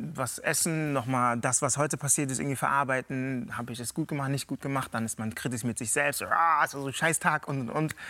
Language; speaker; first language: German; native; German